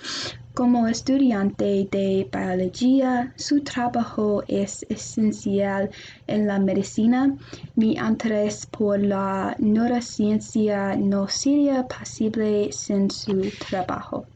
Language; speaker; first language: Spanish; non-native, learner; English